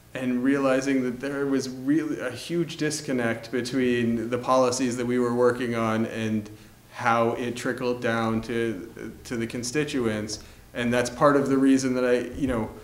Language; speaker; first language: English; native; English